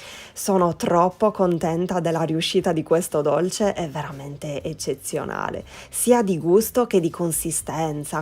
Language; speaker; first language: Italian; native; Italian